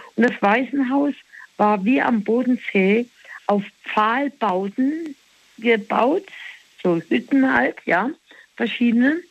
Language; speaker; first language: German; native; German